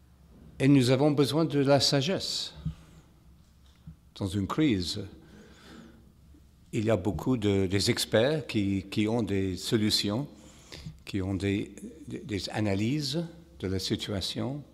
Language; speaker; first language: French; non-native, fluent; English